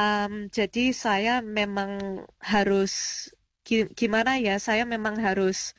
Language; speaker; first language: Indonesian; early bilingual, heritage; Indonesian